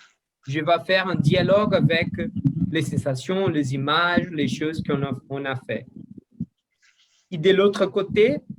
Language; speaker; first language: French; non-native, learner; Portuguese